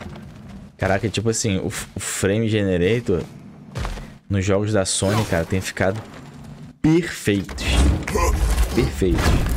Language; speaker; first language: Portuguese; native; Portuguese